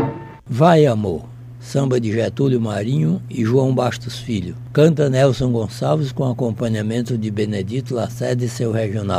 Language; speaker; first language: Portuguese; native; Portuguese